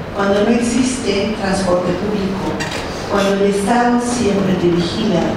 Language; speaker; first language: Spanish; early bilingual, heritage; Spanish